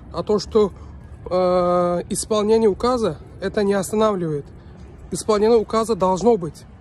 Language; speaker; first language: Russian; non-native, local second language; Uzbek